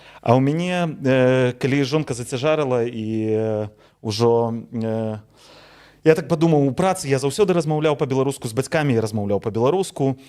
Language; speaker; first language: Belarusian; non-native, local second language; Russian